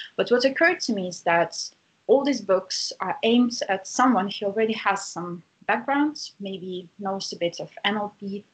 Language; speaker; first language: English; non-native, fluent; Russian